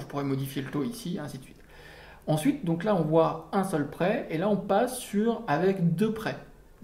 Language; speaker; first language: French; native; French